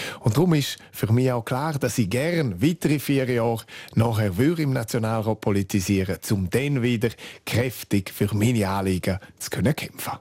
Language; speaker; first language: German; non-native, local second language; Romansh